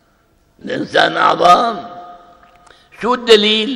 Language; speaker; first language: Arabic; native; Arabic